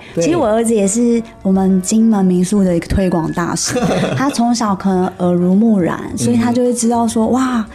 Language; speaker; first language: Chinese; native; Chinese